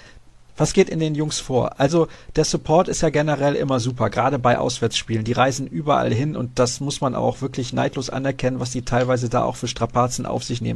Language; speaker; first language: German; native; German